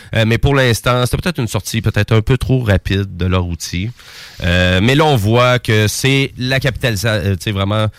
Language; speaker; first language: French; native; French